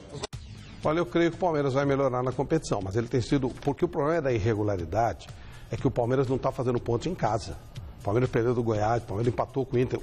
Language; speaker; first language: Portuguese; native; Portuguese